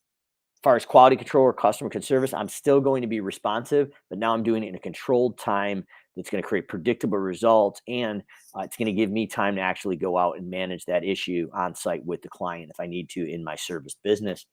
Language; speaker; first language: English; native; English